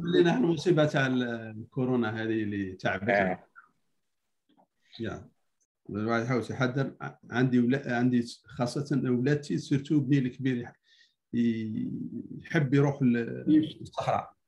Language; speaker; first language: Arabic; native; Arabic